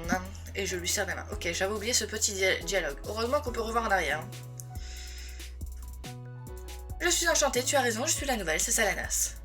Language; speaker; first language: French; native; French